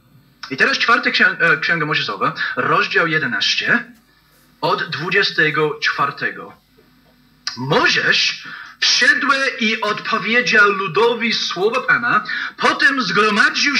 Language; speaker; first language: Polish; non-native, fluent; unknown